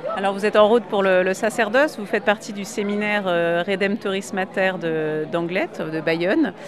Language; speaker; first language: French; native; French